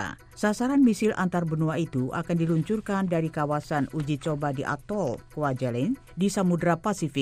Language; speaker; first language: Indonesian; native; Indonesian